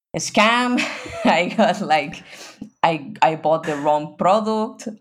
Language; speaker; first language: English; non-native, fluent; Spanish